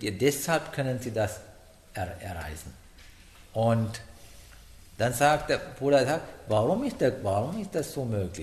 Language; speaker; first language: German; non-native, learner; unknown